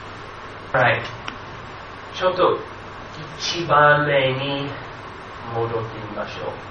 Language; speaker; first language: Japanese; non-native, fluent; English